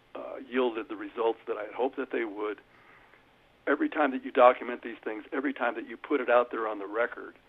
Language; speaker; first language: English; native; English